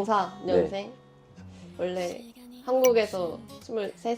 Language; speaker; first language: Korean; non-native, fluent; Japanese